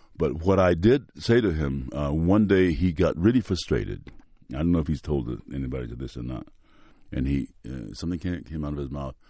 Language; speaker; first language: English; native; English